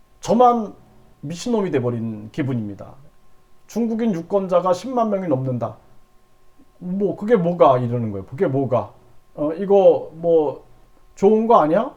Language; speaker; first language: Korean; native; Korean